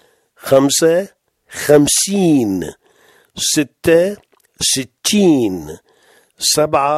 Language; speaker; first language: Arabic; non-native, fluent; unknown